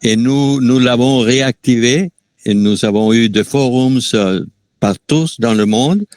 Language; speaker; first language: French; non-native, fluent; Spanish